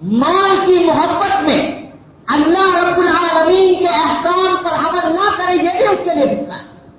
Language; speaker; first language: Urdu; native; Urdu